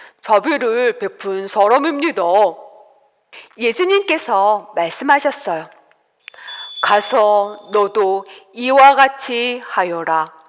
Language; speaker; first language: Korean; native; Korean